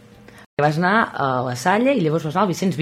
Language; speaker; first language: Catalan; native; Catalan